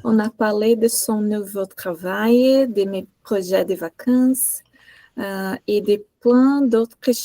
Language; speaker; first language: French; non-native, learner; Portuguese